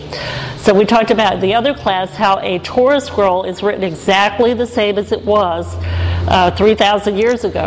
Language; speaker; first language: English; native; English